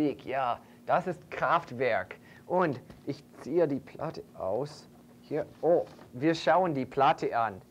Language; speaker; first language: German; non-native, fluent; English